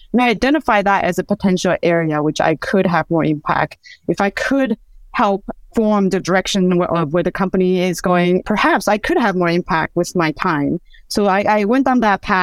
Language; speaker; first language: English; non-native, fluent; Chinese